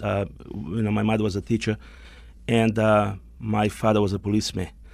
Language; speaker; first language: English; non-native, fluent; Portuguese